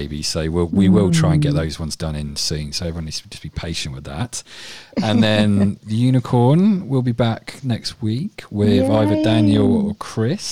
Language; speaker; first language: English; native; English